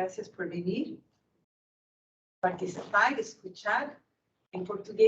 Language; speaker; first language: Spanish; non-native, fluent; Portuguese